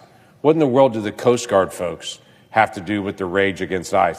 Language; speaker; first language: English; native; English